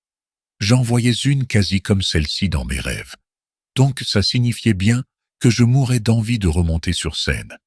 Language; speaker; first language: French; native; French